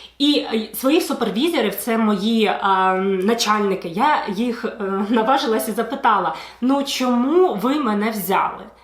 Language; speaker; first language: Ukrainian; non-native, local second language; Russian